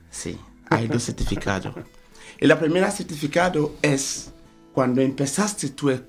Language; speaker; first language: Spanish; non-native, fluent; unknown